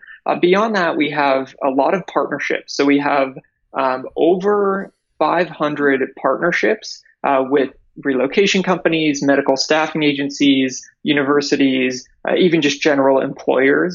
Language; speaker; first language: English; native; English